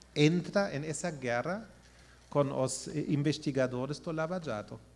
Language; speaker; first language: Portuguese; non-native, fluent; German